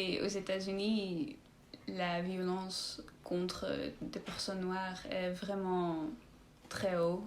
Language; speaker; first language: French; non-native, learner; Dutch